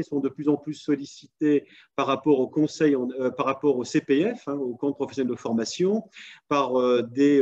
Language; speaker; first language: French; native; French